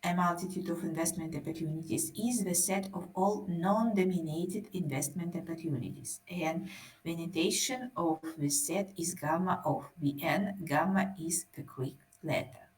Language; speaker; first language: English; non-native, fluent; Russian